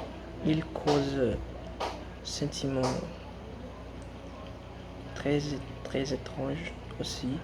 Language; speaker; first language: French; non-native, learner; Portuguese